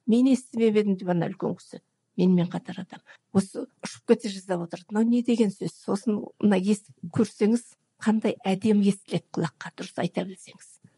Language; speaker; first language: Kazakh; native; Kazakh